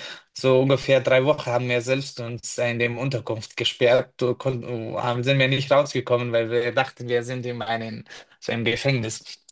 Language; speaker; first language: German; non-native, fluent; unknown